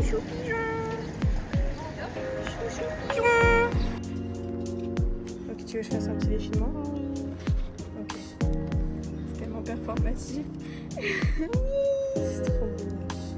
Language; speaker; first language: French; native; French